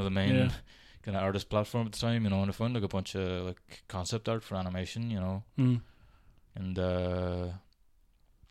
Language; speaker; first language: English; native; English